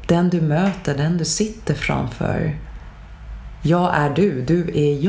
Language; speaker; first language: Swedish; early bilingual, other home language; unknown